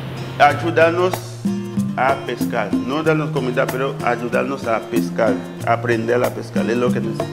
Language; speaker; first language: Spanish; non-native, fluent; Haitian Creole